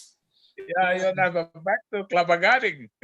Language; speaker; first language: English; non-native, learner; Indonesian